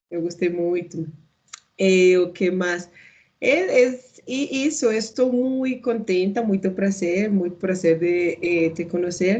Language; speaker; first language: Portuguese; non-native, learner; Spanish